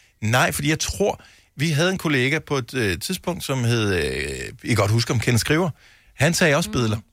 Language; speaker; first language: Danish; native; Danish